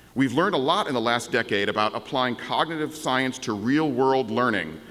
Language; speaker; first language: English; native; English